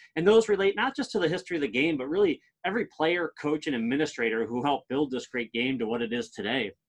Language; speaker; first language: English; native; English